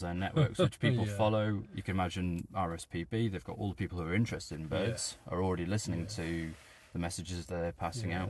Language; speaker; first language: English; native; English